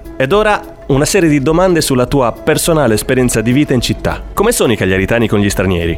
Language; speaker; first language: Italian; native; Italian